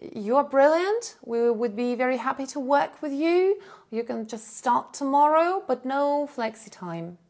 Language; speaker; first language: English; non-native, fluent; Russian